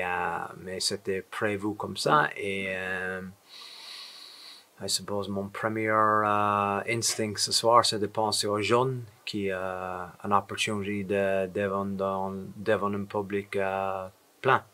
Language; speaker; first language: French; non-native, fluent; English